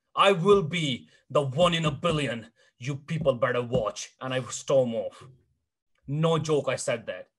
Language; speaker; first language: English; non-native, local second language; Hindi